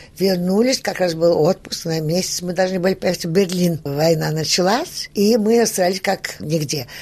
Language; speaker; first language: Russian; early bilingual, heritage; Russian